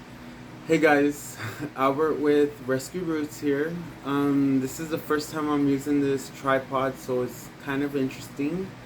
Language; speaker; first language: English; native; English